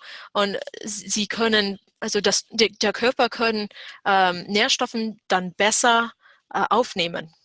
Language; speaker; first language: German; non-native, fluent; English